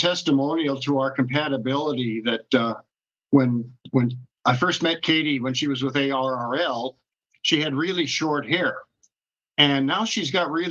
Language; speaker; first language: English; native; English